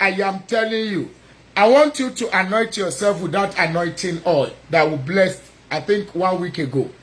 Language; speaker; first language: English; non-native, local second language; Yoruba